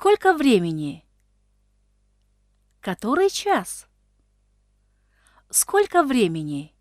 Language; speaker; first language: Russian; non-native, fluent; Tajik